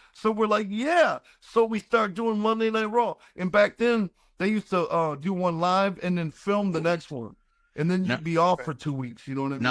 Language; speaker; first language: English; native; English